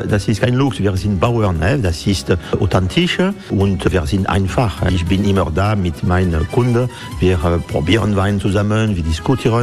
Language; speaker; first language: German; non-native, fluent; French